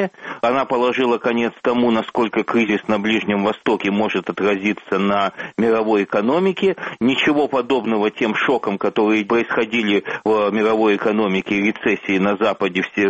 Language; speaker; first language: Russian; native; Russian